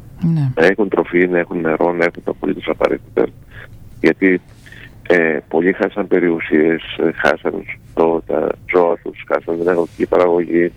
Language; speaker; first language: Greek; native; Greek